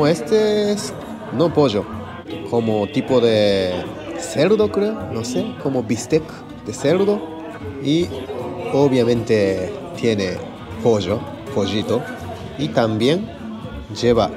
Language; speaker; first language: Spanish; non-native, learner; Japanese